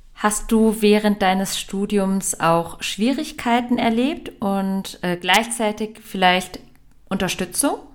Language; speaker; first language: German; native; German